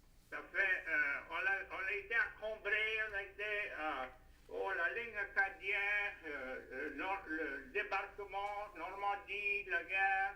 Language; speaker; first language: French; native; French